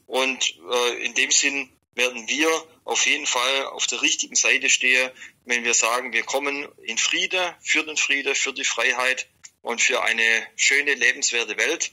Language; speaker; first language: German; native; German